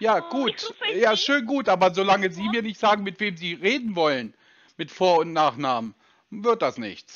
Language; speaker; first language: German; native; German